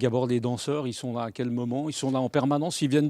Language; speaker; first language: French; native; French